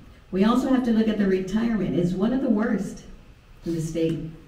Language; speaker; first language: English; early bilingual, other home language; Spanish